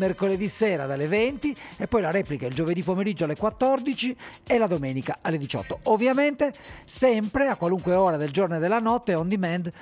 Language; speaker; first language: Italian; native; Italian